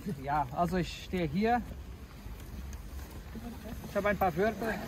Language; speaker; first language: German; early bilingual, heritage; Portuguese